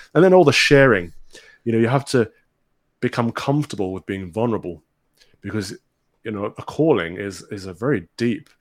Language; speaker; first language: English; native; English